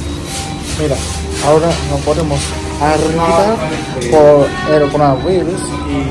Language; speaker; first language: Spanish; non-native, learner; Japanese